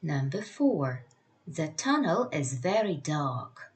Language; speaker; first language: English; non-native, fluent; Ukrainian